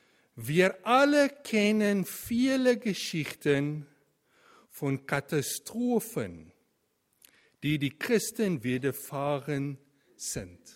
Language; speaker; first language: German; non-native, fluent; Afrikaans